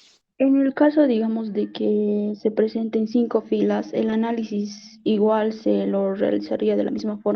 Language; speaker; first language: Spanish; native; Spanish